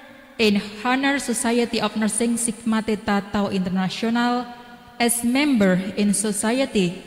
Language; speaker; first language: English; non-native, learner; Indonesian